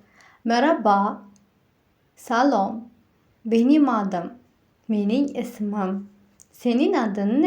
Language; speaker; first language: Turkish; non-native, fluent; Uzbek